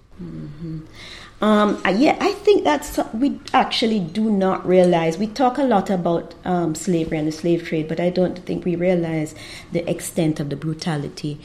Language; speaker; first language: English; native; English